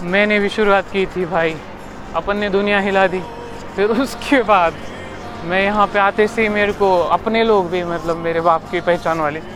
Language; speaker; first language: Hindi; non-native, local second language; Marathi